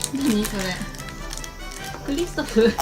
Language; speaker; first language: Japanese; native; Japanese